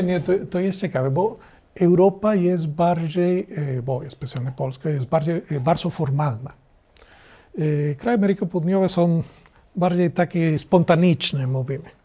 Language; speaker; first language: Polish; non-native, learner; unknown